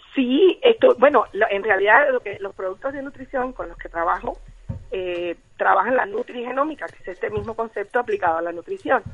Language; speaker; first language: Spanish; native; Spanish